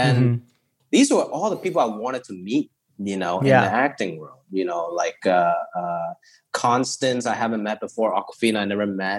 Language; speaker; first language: English; early bilingual, other home language; Cantonese